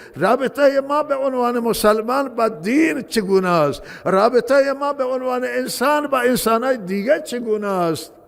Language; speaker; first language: Persian; non-native, local second language; Baluchi